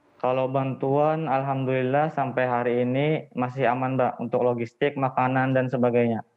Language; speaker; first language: Indonesian; native; Indonesian